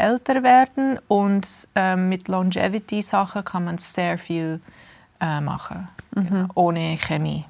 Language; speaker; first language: German; early bilingual, heritage; English